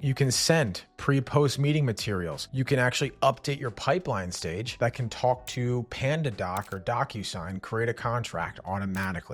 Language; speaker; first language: English; native; English